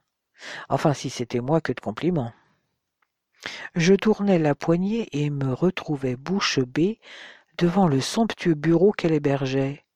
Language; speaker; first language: French; native; French